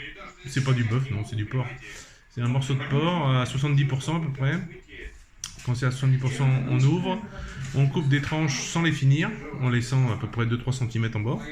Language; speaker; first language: French; native; French